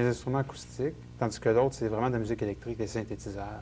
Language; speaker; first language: French; native; French